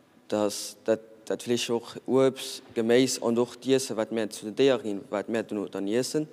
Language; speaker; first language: German; non-native, learner; Portuguese